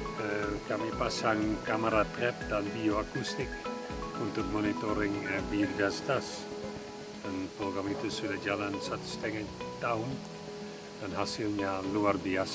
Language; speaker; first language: Indonesian; non-native, fluent; Dutch